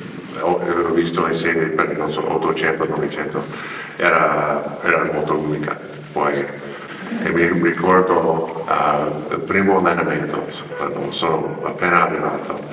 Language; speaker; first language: Italian; non-native, fluent; English